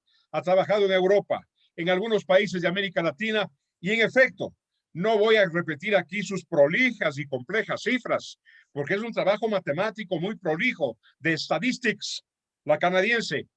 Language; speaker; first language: Spanish; native; Spanish